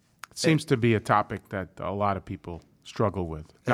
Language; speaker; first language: English; native; English